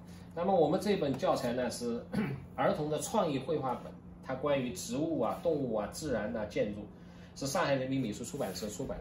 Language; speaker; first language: Chinese; native; Chinese